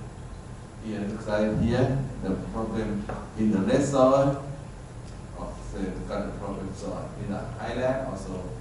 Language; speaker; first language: English; non-native, learner; Thai